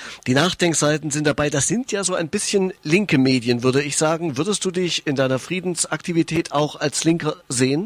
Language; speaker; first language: German; native; German